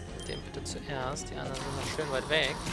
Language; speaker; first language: German; native; German